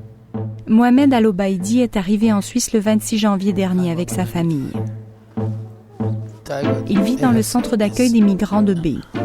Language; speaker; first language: French; native; French